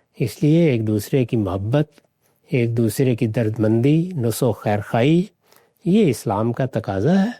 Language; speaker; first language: Urdu; native; Urdu